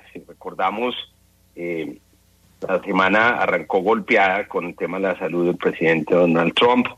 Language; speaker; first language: Spanish; native; Spanish